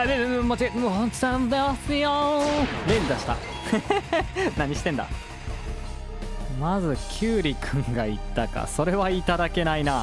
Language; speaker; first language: Japanese; native; Japanese